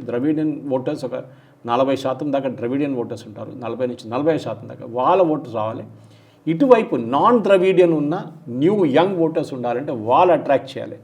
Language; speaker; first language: Telugu; non-native, local second language; Malayalam